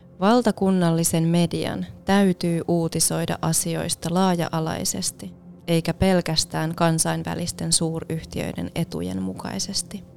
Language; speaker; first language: Finnish; native; Finnish